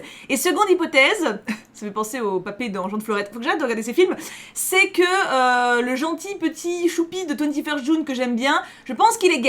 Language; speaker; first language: French; native; French